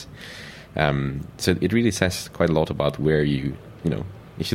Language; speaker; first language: English; non-native, fluent; Swedish